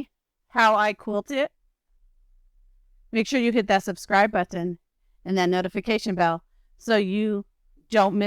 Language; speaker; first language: English; native; English